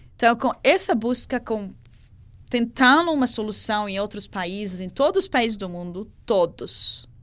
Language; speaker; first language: Portuguese; non-native, fluent; Arabic